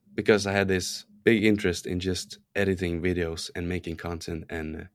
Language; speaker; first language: English; non-native, fluent; Norwegian